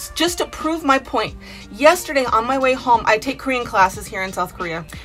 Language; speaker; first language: English; native; English